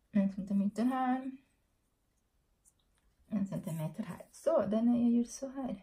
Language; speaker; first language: Swedish; non-native, learner; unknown